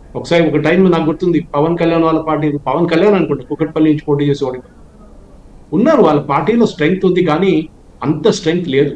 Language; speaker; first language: Telugu; non-native, local second language; Malayalam